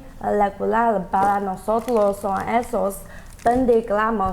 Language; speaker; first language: Spanish; non-native, learner; Chinese